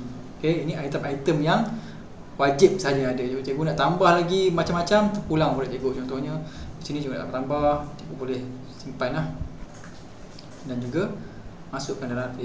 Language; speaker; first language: Malay; native; Malay